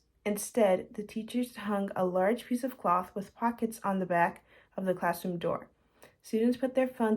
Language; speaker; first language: English; native; English